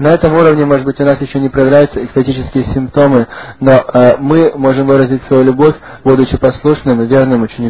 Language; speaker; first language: Russian; native; Russian